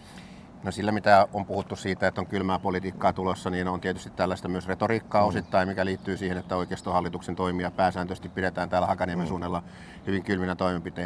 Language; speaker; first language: Finnish; native; Finnish